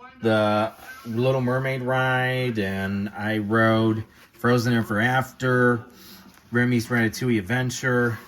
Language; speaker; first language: English; native; English